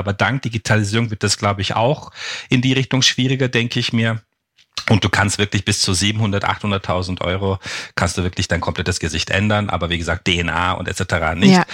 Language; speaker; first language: German; non-native, fluent; Turkish